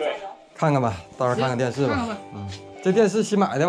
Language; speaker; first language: Chinese; native; Chinese